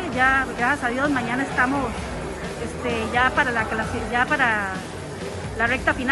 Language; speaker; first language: Spanish; native; Spanish